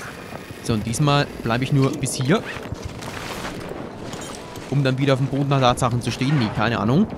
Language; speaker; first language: German; native; German